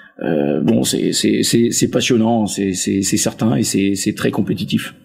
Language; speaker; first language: French; native; French